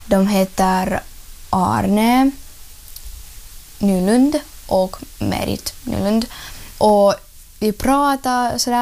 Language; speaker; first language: Swedish; non-native, learner; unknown